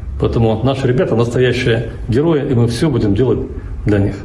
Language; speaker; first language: Russian; native; Russian